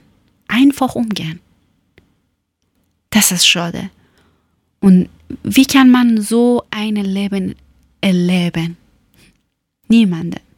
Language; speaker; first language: German; non-native, fluent; Persian